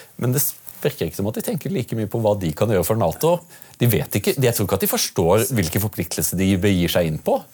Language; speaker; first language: Norwegian; native; Norwegian